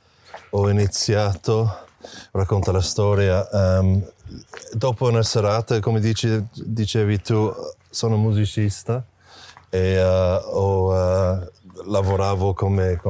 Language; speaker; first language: Italian; non-native, fluent; English